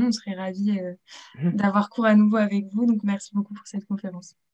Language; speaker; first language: French; native; French